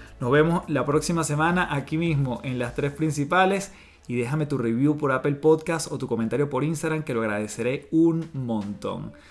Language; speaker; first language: Spanish; native; Spanish